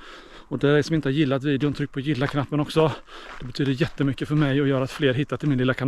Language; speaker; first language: Swedish; native; Swedish